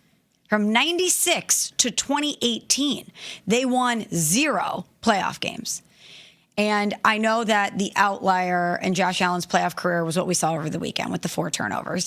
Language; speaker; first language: English; native; English